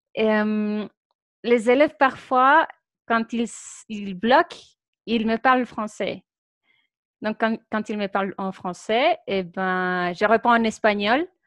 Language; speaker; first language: French; non-native, fluent; Spanish